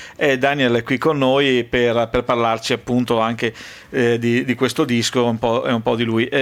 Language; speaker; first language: Italian; native; Italian